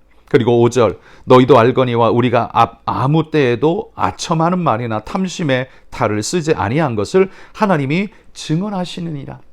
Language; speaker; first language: Korean; native; Korean